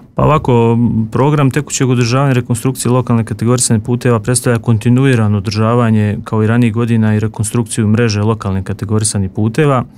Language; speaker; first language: Croatian; native; Croatian